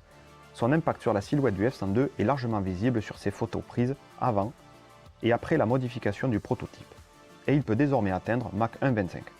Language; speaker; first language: French; native; French